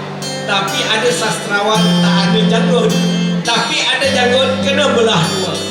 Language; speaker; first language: Malay; native; Malay